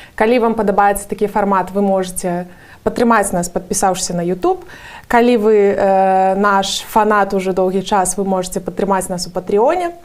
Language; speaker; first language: Belarusian; non-native, local second language; Russian